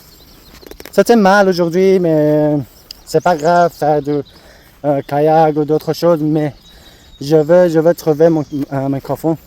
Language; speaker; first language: French; non-native, learner; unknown